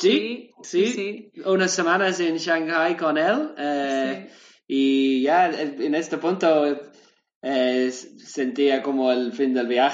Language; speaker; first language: Spanish; non-native, learner; English